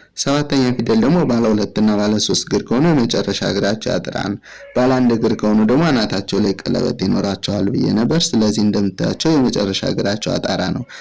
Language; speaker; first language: Amharic; native; Amharic